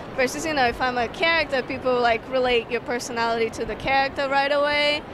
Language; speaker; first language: English; non-native, fluent; Portuguese